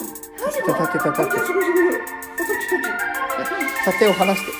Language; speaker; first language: Japanese; native; Japanese